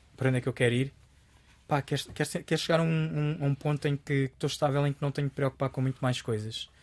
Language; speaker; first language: Portuguese; early bilingual, other home language; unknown